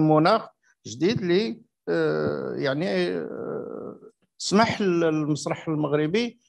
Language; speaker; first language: Arabic; native; Arabic